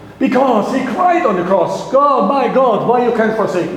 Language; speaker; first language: English; non-native, fluent; German